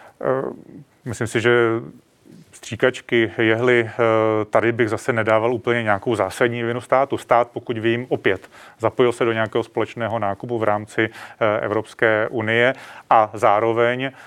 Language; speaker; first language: Czech; native; Czech